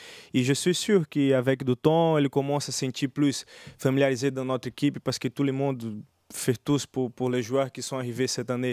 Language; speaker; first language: French; non-native, learner; Portuguese